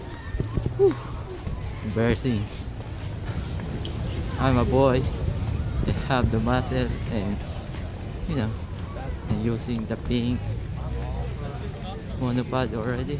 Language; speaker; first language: English; non-native, local second language; Filipino